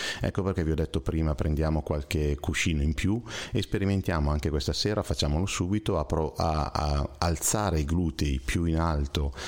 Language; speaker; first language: Italian; native; Italian